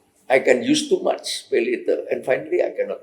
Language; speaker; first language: English; non-native, fluent; Indonesian